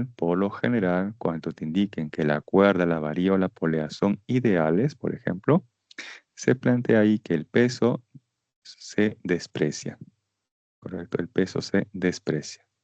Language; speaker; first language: Spanish; native; Spanish